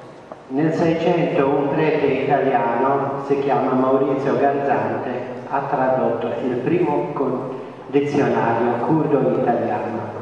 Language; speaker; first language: Italian; non-native, fluent; Central Kurdish